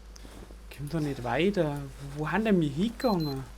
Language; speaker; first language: German; native; German